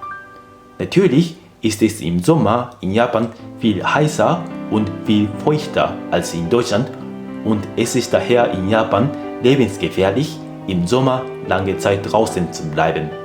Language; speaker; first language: German; non-native, fluent; Japanese